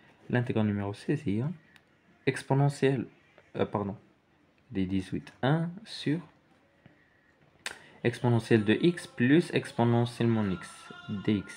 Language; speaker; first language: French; non-native, local second language; Arabic